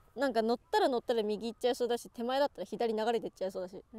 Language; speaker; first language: Japanese; native; Japanese